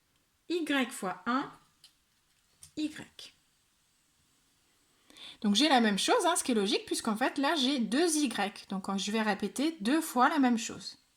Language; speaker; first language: French; native; French